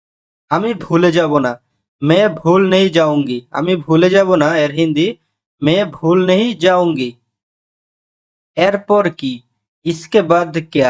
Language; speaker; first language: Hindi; non-native, fluent; Bangla